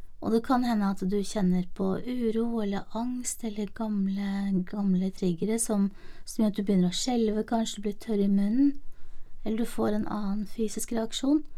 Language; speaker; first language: Norwegian; native; Norwegian